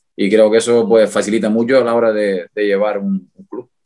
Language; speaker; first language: Spanish; native; Spanish